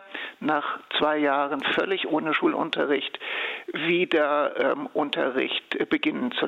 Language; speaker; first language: German; native; German